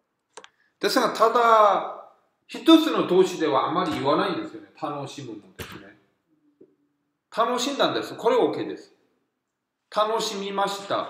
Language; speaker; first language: Japanese; non-native, fluent; Korean